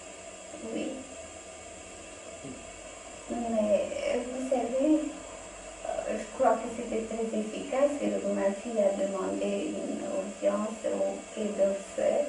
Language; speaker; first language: French; non-native, fluent; Romanian